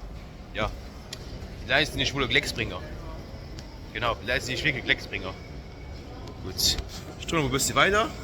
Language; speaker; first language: German; non-native, local second language; Luxembourgish